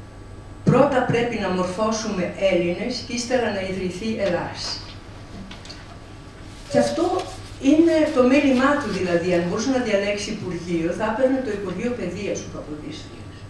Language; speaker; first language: Greek; native; Greek